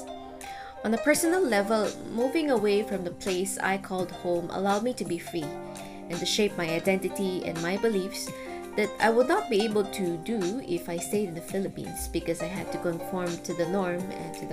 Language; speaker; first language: English; non-native, local second language; Filipino